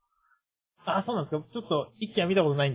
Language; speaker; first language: Japanese; native; Japanese